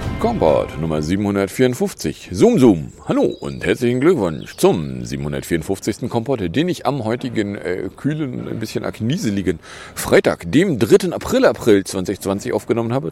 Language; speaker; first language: German; native; German